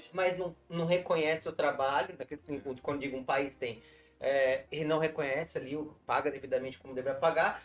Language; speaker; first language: Portuguese; native; Portuguese